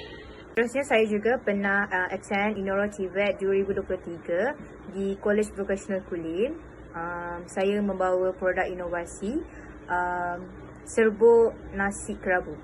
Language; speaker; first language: Malay; native; Malay